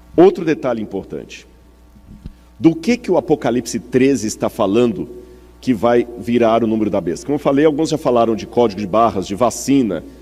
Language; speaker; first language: Portuguese; native; Portuguese